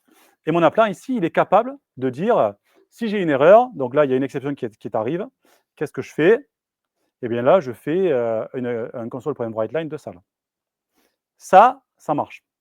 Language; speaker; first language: French; native; French